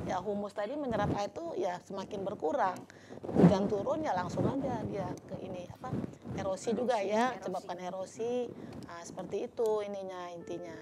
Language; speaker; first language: Indonesian; native; Indonesian